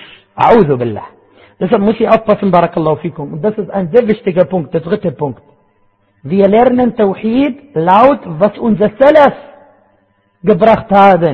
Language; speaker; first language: German; non-native, fluent; Arabic